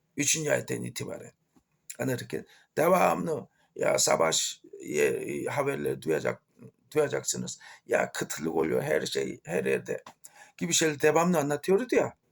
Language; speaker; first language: Turkish; non-native, fluent; Korean